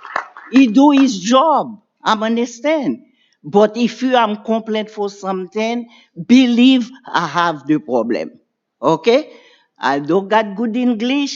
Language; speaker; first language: English; non-native, learner; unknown